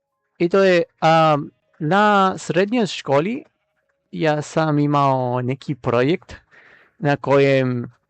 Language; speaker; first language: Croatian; non-native, learner; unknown